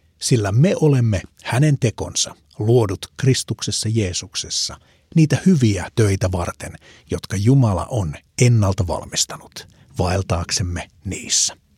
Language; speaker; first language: Finnish; native; Finnish